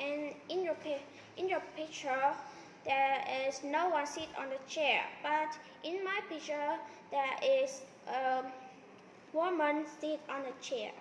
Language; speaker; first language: English; non-native, learner; Vietnamese